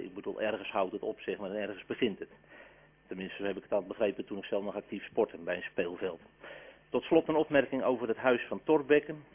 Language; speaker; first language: Dutch; native; Dutch